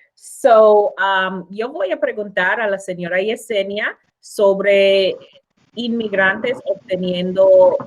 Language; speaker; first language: Spanish; non-native, learner; English